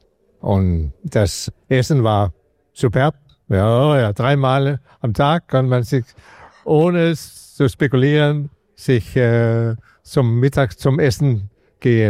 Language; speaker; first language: German; non-native, fluent; Danish